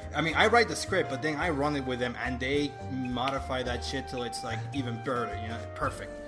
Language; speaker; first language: English; non-native, fluent; Spanish